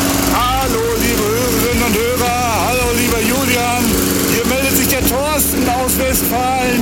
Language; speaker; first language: German; native; German